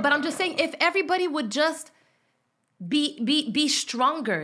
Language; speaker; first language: English; native; English